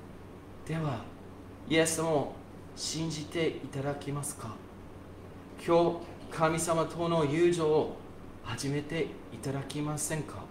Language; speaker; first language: Japanese; non-native, fluent; English